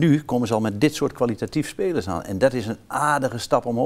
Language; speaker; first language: Dutch; native; Dutch